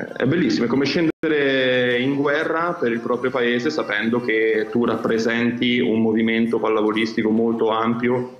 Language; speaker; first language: Italian; early bilingual, other home language; Russian